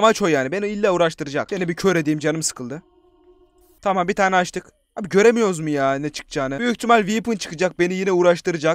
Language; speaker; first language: Turkish; native; Turkish